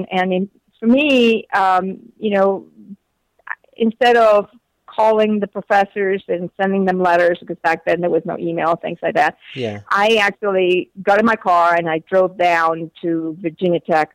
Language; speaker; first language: English; non-native, fluent; Spanish